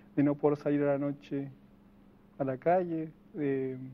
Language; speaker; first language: Spanish; native; Spanish